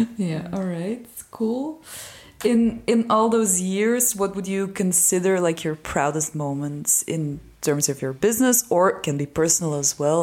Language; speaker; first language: English; non-native, fluent; Dutch